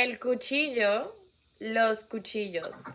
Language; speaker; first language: Spanish; non-native, fluent; English